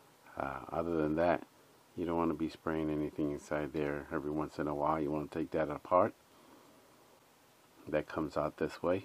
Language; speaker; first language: English; native; English